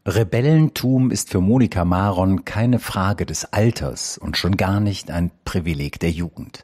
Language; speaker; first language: German; native; German